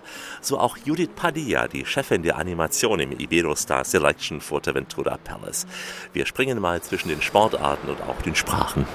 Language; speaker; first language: German; native; German